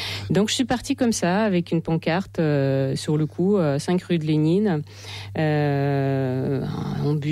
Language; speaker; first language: French; non-native, fluent; Russian